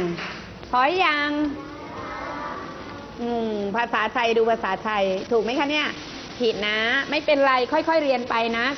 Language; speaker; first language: Thai; native; Thai